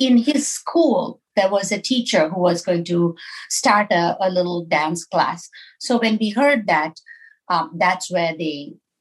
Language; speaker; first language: English; non-native, local second language; Tamil